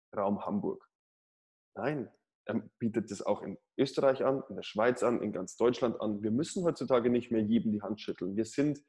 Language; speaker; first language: German; native; German